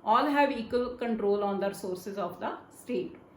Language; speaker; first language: English; non-native, local second language; Punjabi